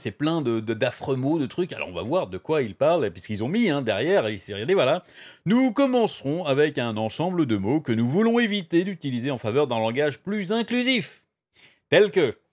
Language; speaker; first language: French; native; French